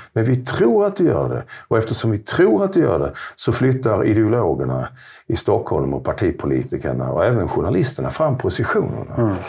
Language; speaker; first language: Swedish; native; Swedish